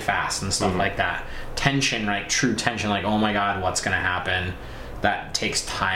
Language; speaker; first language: English; native; English